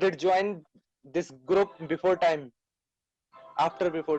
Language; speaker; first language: English; non-native, learner; Hindi